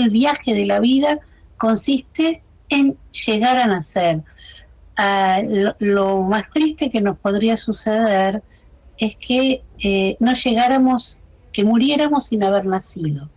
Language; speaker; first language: Spanish; native; Spanish